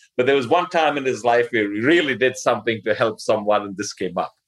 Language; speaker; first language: English; non-native, local second language; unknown